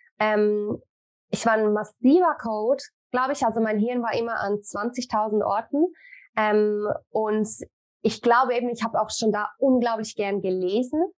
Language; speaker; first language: German; native; German